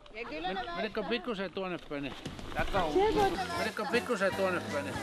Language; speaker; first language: Finnish; native; Finnish